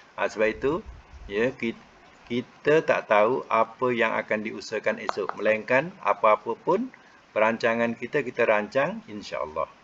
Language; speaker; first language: Malay; native; Malay